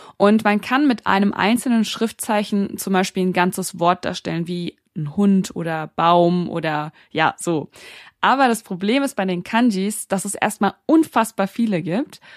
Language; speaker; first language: German; native; German